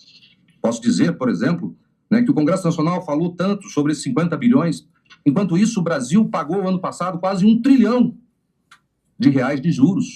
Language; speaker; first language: Portuguese; native; Portuguese